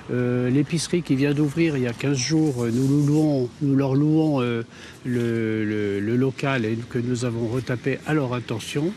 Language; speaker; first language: French; native; French